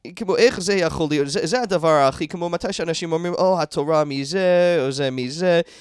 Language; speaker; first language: Hebrew; non-native, fluent; English